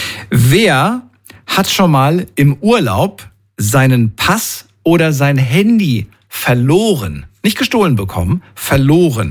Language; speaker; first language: German; native; German